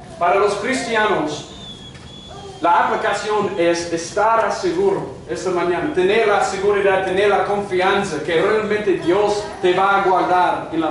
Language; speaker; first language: Spanish; non-native, fluent; English